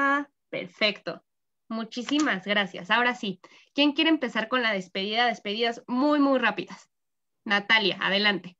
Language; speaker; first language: Spanish; native; Spanish